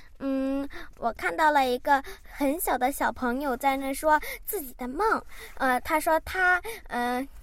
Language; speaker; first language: Chinese; early bilingual, heritage; Chinese